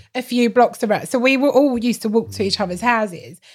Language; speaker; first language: English; native; English